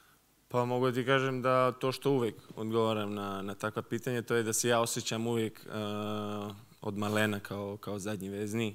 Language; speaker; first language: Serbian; early bilingual, heritage; Serbian